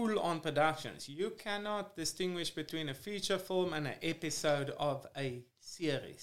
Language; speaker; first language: English; non-native, fluent; Afrikaans